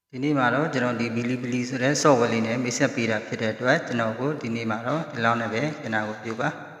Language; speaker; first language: Burmese; native; Burmese